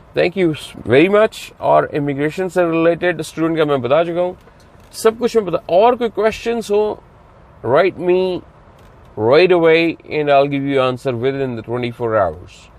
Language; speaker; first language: Urdu; native; Urdu